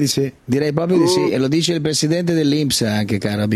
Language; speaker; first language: Italian; native; Italian